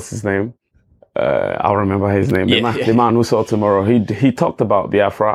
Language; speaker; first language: English; non-native, local second language; Igbo